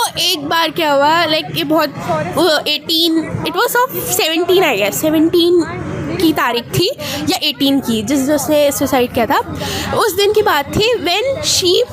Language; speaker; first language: Hindi; native; Hindi